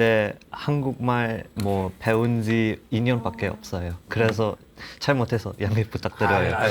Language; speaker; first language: Korean; non-native, learner; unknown